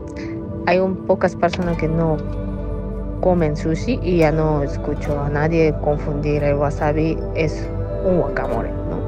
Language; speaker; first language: Spanish; non-native, fluent; Japanese